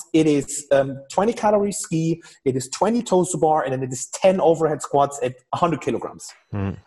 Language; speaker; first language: English; non-native, fluent; German